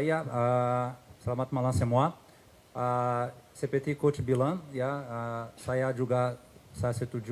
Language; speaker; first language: Indonesian; non-native, fluent; Portuguese